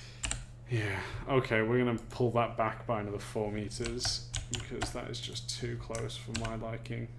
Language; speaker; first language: English; native; English